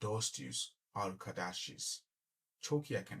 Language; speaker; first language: Turkish; non-native, learner; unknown